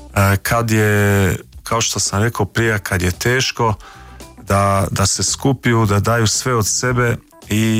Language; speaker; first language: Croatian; early bilingual, heritage; Croatian